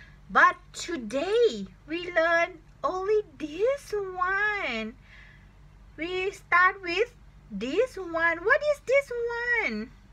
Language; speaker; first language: English; non-native, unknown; Thai